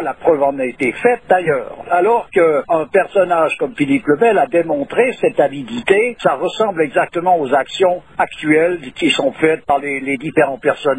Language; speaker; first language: French; native; French